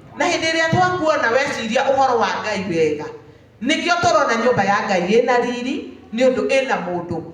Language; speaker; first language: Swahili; non-native, local second language; Kikuyu